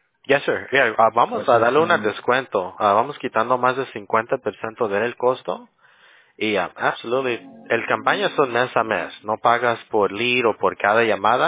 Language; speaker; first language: Spanish; early bilingual, heritage; Spanish